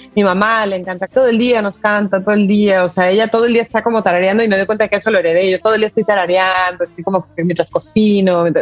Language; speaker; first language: Spanish; native; Spanish